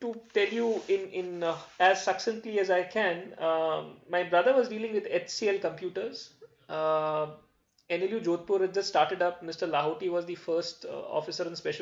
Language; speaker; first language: English; non-native, local second language; Hindi